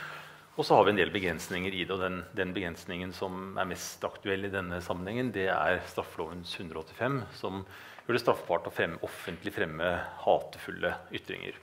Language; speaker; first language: Norwegian; native; Norwegian